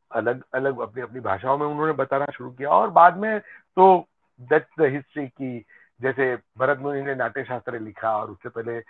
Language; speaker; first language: Hindi; non-native, local second language; Gujarati